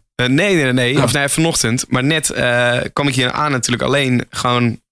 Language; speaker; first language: Dutch; native; Dutch